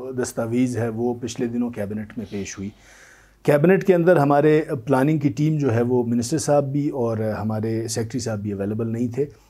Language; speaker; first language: Urdu; native; Urdu